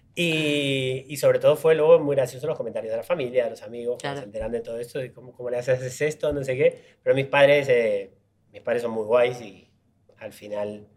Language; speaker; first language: Spanish; native; Spanish